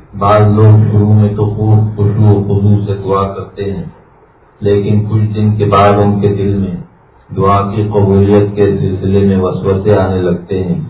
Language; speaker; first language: Urdu; native; Urdu